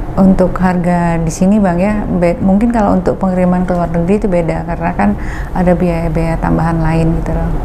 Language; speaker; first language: Indonesian; native; Indonesian